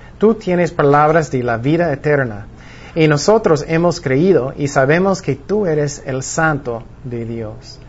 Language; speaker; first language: Spanish; non-native, fluent; English